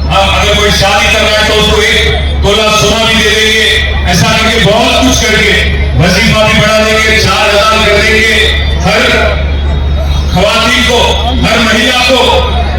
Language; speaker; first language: Urdu; non-native, local second language; Telugu